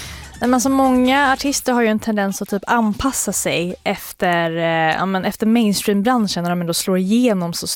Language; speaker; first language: Swedish; native; Swedish